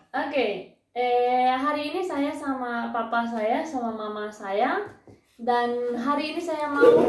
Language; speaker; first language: Indonesian; non-native, fluent; Spanish